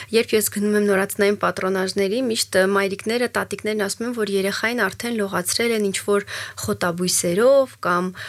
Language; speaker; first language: Armenian; native; Armenian